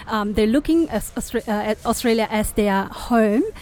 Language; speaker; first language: English; non-native, fluent; Indonesian